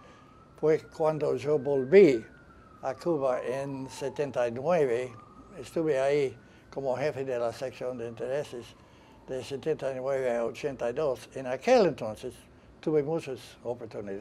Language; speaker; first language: Spanish; non-native, fluent; English